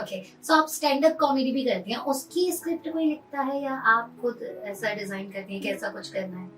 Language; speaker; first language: Hindi; native; Hindi